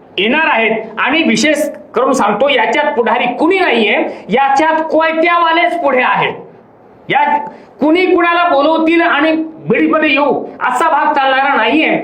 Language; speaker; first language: Marathi; non-native, local second language; Lambadi